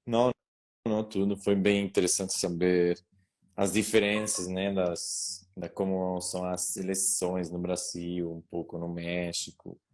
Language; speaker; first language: Portuguese; non-native, learner; Spanish